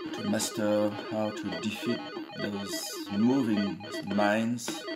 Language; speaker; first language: English; non-native, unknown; French